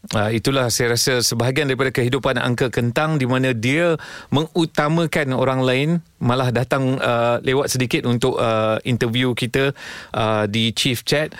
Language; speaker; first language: Malay; non-native, local second language; Tamil